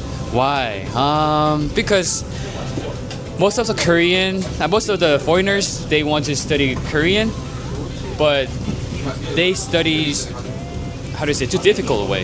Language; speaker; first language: English; non-native, learner; Korean